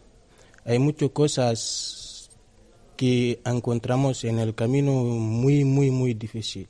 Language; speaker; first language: Spanish; non-native, learner; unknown